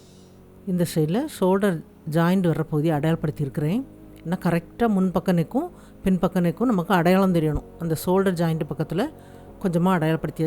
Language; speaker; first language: Tamil; native; Tamil